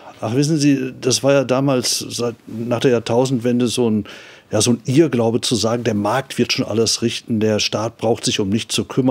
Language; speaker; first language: German; native; German